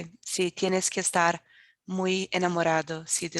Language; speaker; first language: Spanish; non-native, fluent; Portuguese